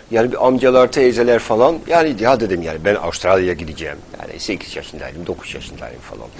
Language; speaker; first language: Turkish; non-native, fluent; Dutch